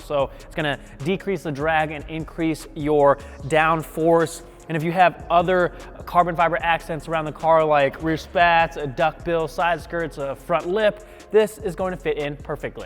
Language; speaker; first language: English; native; English